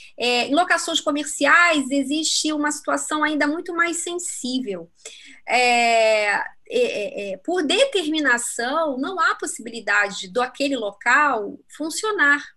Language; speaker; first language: Portuguese; native; Portuguese